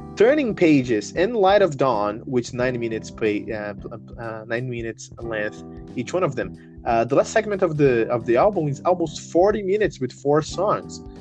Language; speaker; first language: English; non-native, fluent; Portuguese